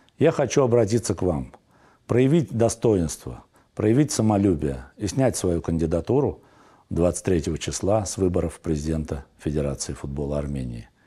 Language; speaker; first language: Russian; non-native, local second language; Armenian